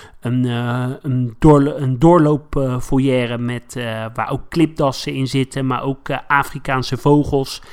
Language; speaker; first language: Dutch; native; Dutch